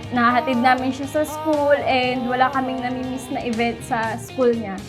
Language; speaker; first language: Filipino; native; Filipino